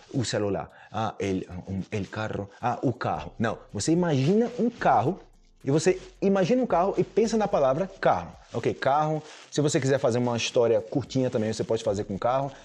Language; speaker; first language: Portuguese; native; Portuguese